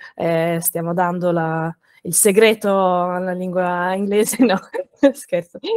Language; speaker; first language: Italian; non-native, fluent; English